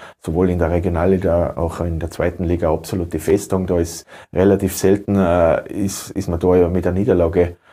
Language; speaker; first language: German; native; German